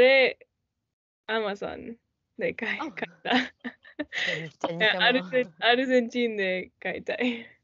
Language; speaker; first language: Japanese; non-native, learner; English